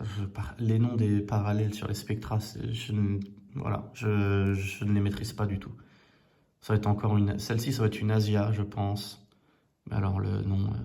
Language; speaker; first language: French; native; French